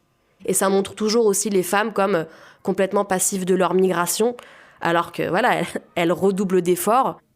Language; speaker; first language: French; native; French